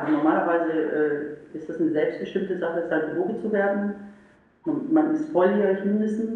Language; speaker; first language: German; native; German